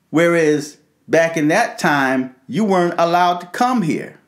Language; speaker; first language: English; native; English